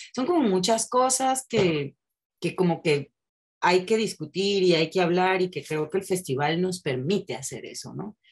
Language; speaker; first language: Spanish; native; Spanish